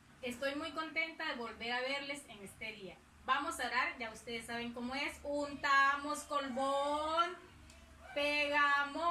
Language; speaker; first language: Spanish; native; Spanish